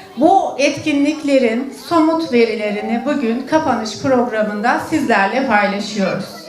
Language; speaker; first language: Turkish; native; Turkish